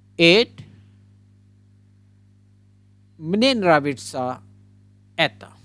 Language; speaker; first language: Russian; non-native, learner; Urdu